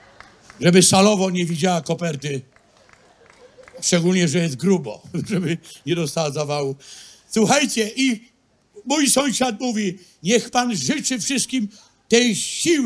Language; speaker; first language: Polish; native; Polish